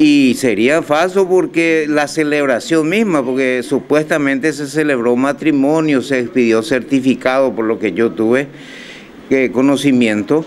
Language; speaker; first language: Spanish; native; Spanish